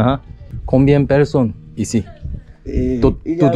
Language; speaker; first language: French; non-native, learner; Korean